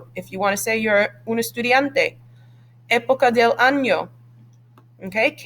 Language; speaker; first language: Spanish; non-native, fluent; English